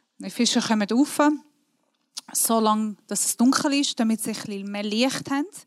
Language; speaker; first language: German; non-native, fluent; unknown